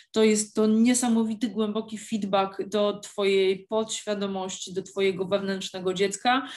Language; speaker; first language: Polish; native; Polish